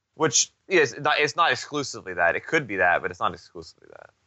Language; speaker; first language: English; native; English